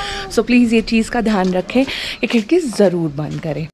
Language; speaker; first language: Hindi; native; Hindi